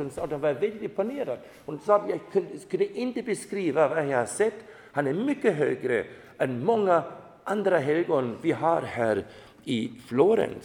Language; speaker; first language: Swedish; non-native, fluent; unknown